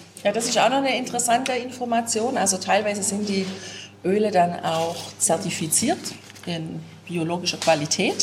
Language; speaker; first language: German; native; German